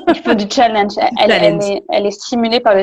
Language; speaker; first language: French; native; French